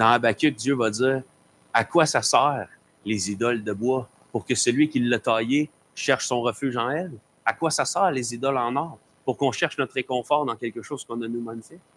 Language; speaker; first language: French; native; French